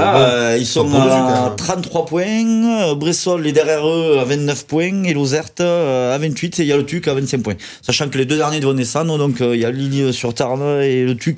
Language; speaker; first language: French; native; French